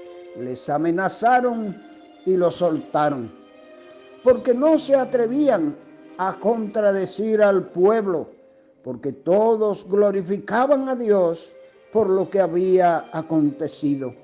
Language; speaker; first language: Spanish; native; Spanish